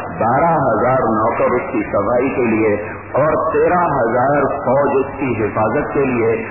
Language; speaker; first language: Urdu; non-native, local second language; Punjabi